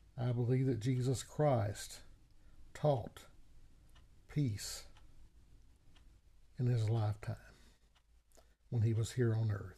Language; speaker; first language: English; native; English